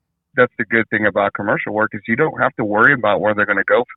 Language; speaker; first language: English; native; English